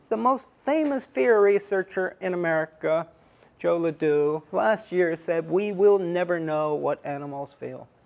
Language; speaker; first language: English; non-native, fluent; Estonian